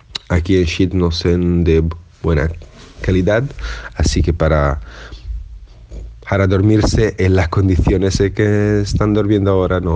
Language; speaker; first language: Spanish; non-native, fluent; Italian